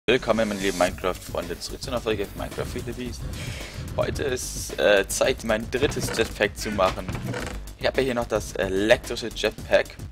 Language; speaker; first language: German; native; German